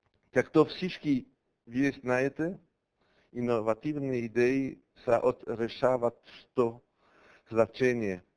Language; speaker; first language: Bulgarian; non-native, learner; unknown